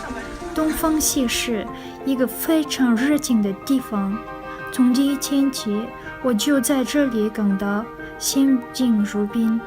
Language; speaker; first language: Chinese; non-native, learner; Kazakh